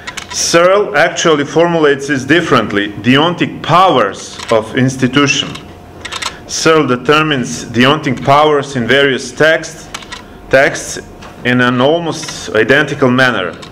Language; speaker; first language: English; non-native, fluent; Serbian